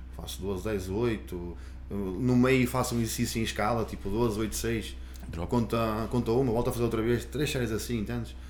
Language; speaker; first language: Portuguese; native; Portuguese